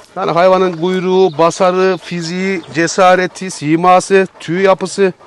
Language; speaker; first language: Turkish; native; Turkish